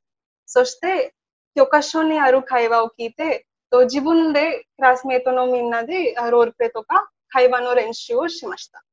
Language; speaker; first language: Japanese; non-native, learner; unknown